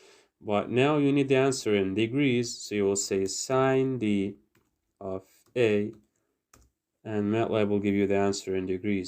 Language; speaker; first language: English; non-native, fluent; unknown